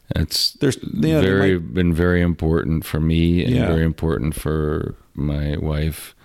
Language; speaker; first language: English; early bilingual, other home language; Russian